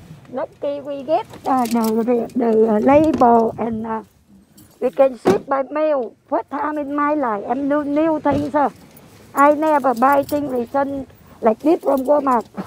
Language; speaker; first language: English; non-native, learner; Vietnamese